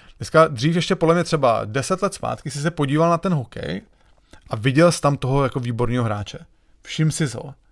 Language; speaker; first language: Czech; native; Czech